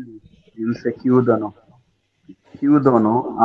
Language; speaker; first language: Italian; non-native, learner; Bangla